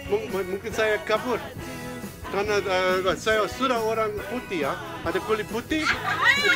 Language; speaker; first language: Indonesian; non-native, learner; English